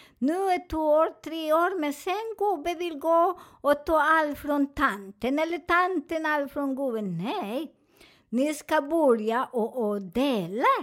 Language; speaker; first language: Swedish; non-native, learner; Spanish